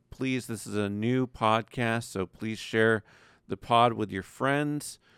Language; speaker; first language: English; native; English